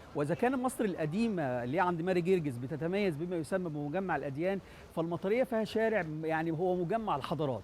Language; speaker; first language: Egyptian Arabic; native; Egyptian Arabic